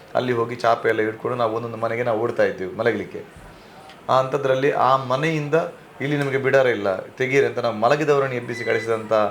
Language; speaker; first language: Kannada; non-native, local second language; Tulu